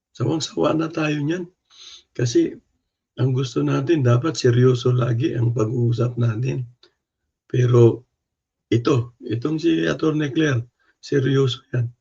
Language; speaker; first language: Filipino; non-native, local second language; Cebuano